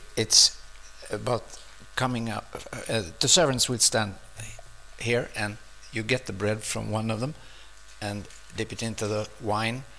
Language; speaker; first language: English; non-native, fluent; Swedish